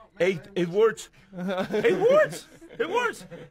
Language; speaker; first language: English; non-native, fluent; Spanish